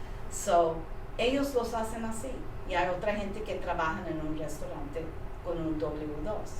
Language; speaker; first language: Spanish; early bilingual, heritage; Spanish